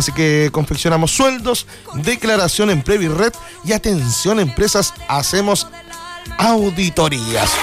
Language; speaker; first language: Spanish; native; Spanish